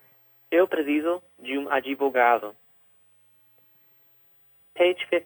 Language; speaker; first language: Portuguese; non-native, fluent; English